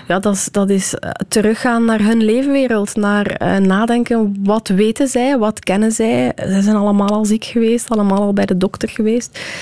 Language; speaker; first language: Dutch; native; Dutch